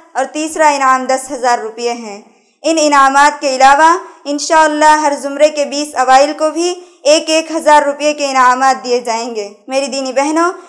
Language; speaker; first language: Urdu; native; Urdu